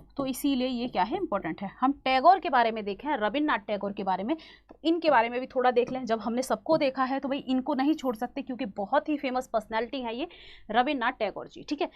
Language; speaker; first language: Hindi; native; Hindi